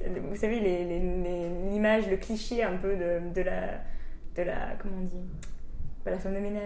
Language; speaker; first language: French; native; French